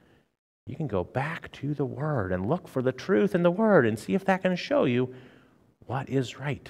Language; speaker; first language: English; native; English